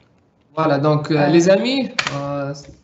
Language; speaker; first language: French; non-native, local second language; Arabic